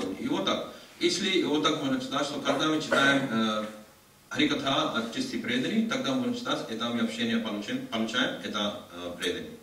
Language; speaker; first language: Russian; non-native, learner; Hindi